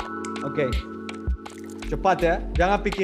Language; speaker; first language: Indonesian; non-native, learner; Dutch